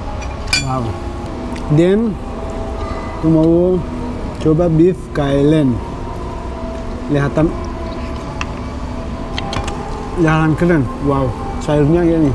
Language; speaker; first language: Indonesian; non-native, fluent; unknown